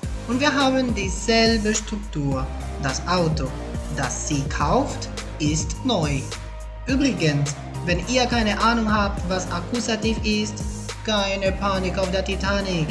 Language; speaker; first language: German; non-native, fluent; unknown